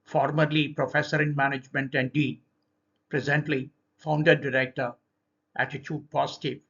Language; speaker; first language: English; non-native, local second language; Telugu